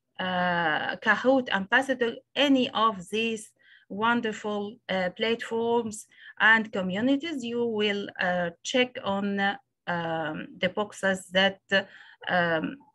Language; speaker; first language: English; non-native, local second language; Arabic